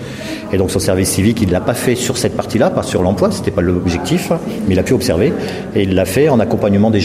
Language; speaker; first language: French; native; French